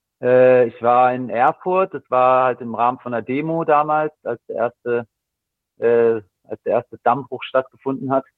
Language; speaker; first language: German; native; German